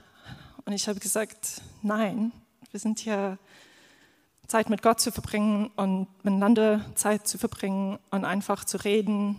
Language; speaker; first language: German; non-native, fluent; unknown